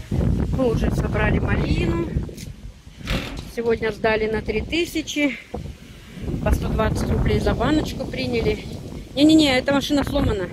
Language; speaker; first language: Russian; native; Russian